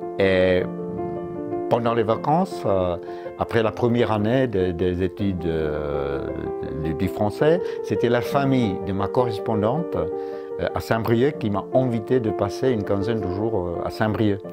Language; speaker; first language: French; non-native, fluent; Czech